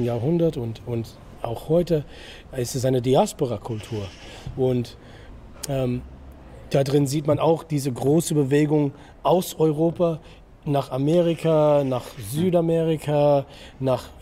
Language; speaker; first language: German; non-native, fluent; English